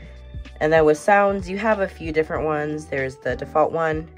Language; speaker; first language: English; native; English